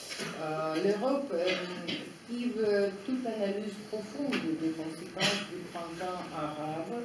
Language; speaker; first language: French; non-native, fluent; Russian